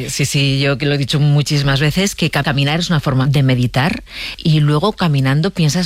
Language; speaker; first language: Spanish; native; Spanish